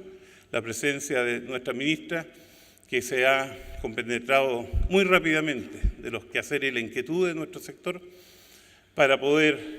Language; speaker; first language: Spanish; native; Spanish